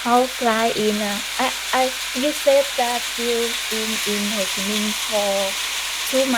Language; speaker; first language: English; non-native, learner; Vietnamese